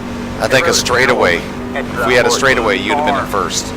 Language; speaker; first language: English; native; English